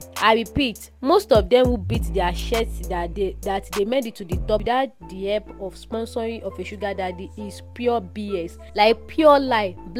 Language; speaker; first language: English; non-native, local second language; Yoruba